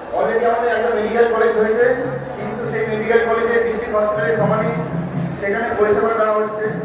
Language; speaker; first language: Bangla; non-native, local second language; Santali